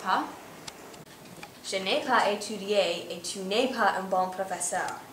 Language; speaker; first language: French; non-native, learner; English